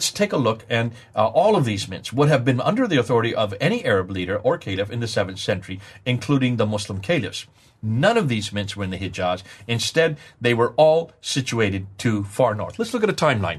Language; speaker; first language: English; native; English